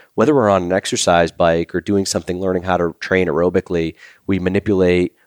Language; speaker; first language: English; native; English